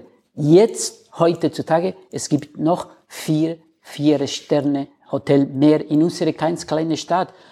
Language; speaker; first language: German; non-native, learner; Spanish